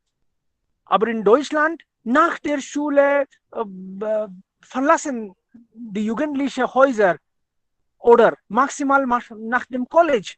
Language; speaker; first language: German; non-native, fluent; Hindi